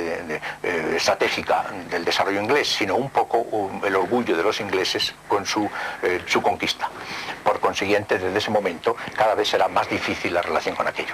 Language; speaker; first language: Spanish; native; Spanish